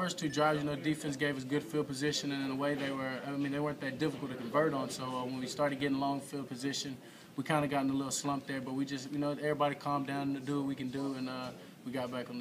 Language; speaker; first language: English; native; English